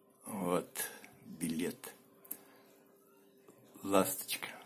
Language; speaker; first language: Russian; native; Russian